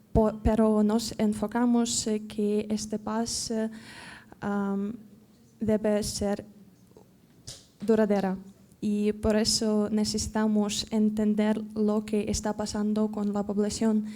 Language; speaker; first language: Spanish; non-native, fluent; Ukrainian